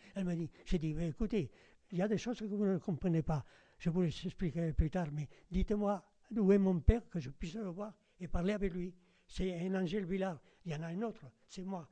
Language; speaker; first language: French; non-native, fluent; Spanish